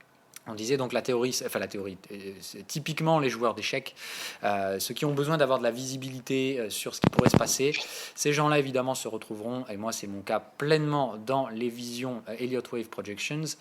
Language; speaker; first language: French; native; French